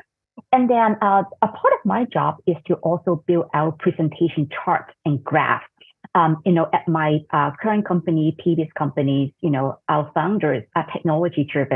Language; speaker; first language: English; non-native, fluent; Cantonese